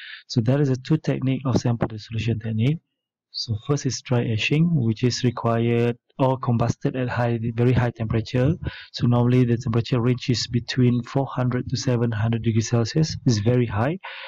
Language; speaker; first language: English; non-native, local second language; Malay